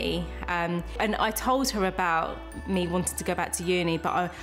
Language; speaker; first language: English; native; English